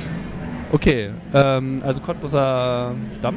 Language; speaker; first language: German; native; German